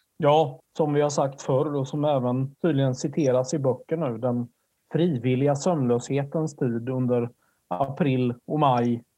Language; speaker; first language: Swedish; native; Swedish